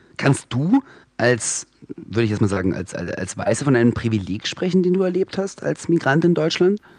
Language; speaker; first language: German; early bilingual, other home language; Russian